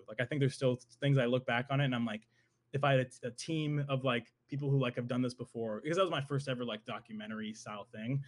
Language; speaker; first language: English; native; English